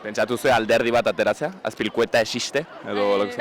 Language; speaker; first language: Basque; native; Basque